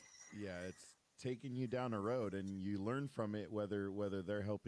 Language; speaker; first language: English; native; English